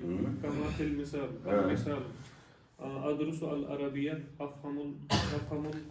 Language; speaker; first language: Arabic; non-native, learner; Urdu